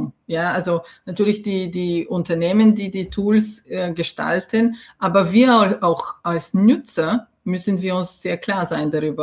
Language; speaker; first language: German; non-native, fluent; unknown